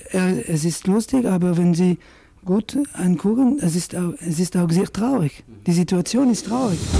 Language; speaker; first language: German; non-native, fluent; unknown